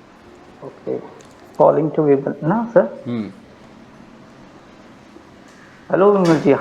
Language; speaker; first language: English; non-native, learner; Hindi